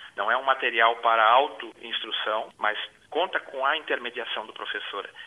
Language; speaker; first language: Portuguese; native; Portuguese